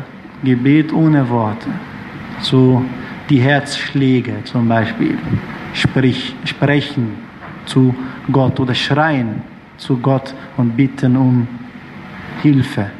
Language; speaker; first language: German; non-native, fluent; Arabic